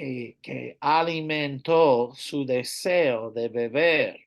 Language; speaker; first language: Spanish; non-native, learner; English